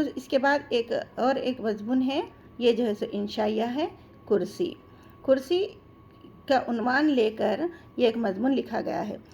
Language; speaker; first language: Urdu; native; Urdu